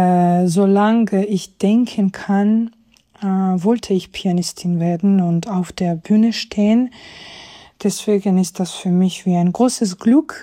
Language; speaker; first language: German; non-native, fluent; Georgian